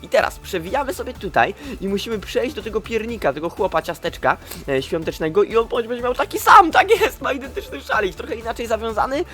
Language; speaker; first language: Polish; native; Polish